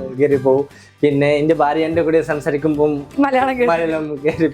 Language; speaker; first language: Malayalam; non-native, local second language; Bangla